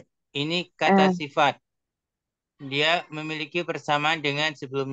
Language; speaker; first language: Indonesian; native; Indonesian